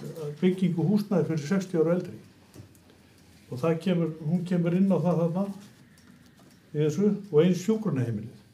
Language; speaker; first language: Icelandic; native; Icelandic